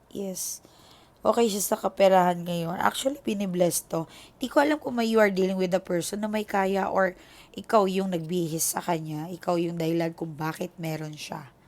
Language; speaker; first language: Filipino; native; Filipino